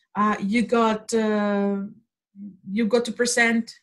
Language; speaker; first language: English; non-native, fluent; Spanish